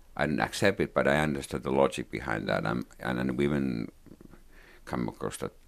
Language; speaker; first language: English; non-native, fluent; Finnish